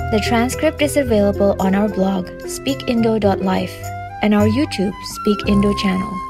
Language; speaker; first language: English; non-native, fluent; Indonesian